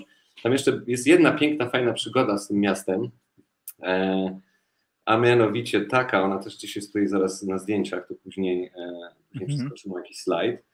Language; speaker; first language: Polish; native; Polish